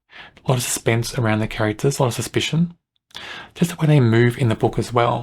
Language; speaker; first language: English; native; English